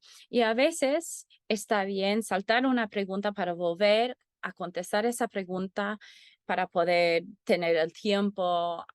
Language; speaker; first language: Spanish; non-native, fluent; English